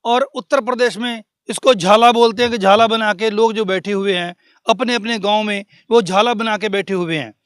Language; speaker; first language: Hindi; non-native, local second language; Punjabi